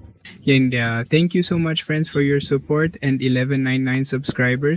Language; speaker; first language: English; non-native, learner; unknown